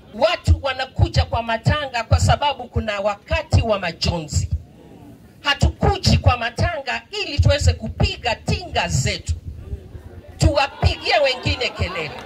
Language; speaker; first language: Swahili; non-native, local second language; Luyia